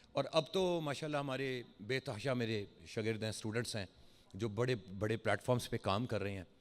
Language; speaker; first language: Urdu; early bilingual, heritage; Urdu